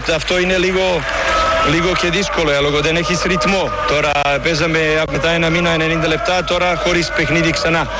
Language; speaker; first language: Greek; non-native, learner; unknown